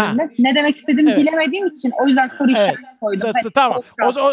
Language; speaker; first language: Turkish; native; Turkish